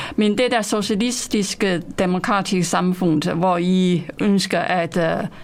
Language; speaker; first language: Danish; non-native, fluent; Chinese